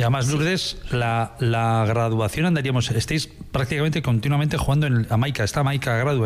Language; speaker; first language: Spanish; native; Spanish